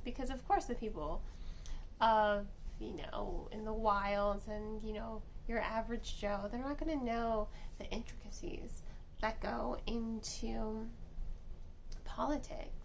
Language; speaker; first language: English; native; English